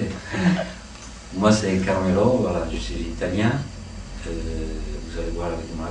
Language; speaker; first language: French; non-native, fluent; Italian